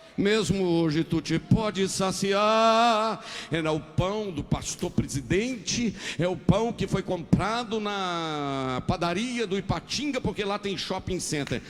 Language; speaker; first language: Portuguese; native; Portuguese